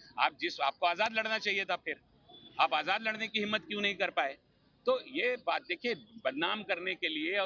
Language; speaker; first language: Hindi; native; Hindi